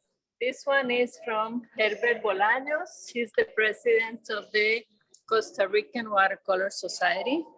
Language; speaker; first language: English; non-native, fluent; Spanish